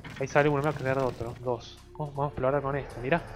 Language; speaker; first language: Spanish; native; Spanish